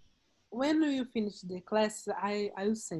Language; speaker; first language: English; non-native, learner; Portuguese